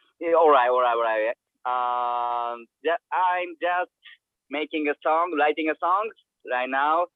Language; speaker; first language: English; non-native, learner; Japanese